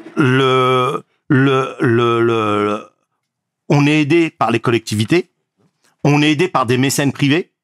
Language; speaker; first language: French; native; French